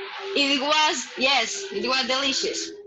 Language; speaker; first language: English; non-native, learner; Spanish